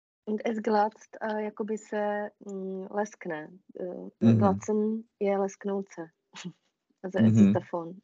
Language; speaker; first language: German; non-native, fluent; Czech